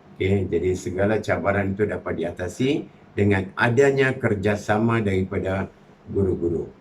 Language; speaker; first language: Malay; non-native, local second language; Tamil